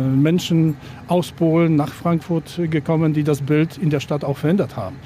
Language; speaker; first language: German; non-native, fluent; Polish